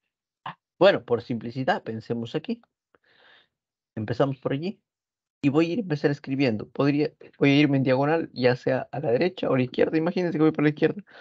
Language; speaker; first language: Spanish; native; Spanish